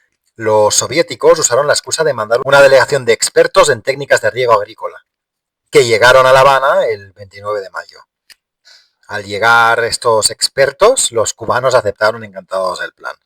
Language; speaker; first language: Spanish; native; Spanish